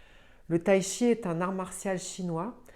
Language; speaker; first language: French; native; French